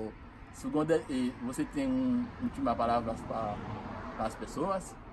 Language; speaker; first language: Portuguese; non-native, fluent; Haitian Creole